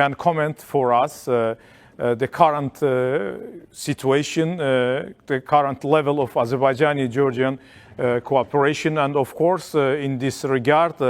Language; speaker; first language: English; non-native, fluent; Azerbaijani